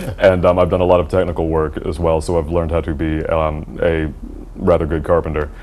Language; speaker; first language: English; native; English